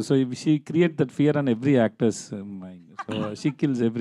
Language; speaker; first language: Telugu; non-native, learner; Tamil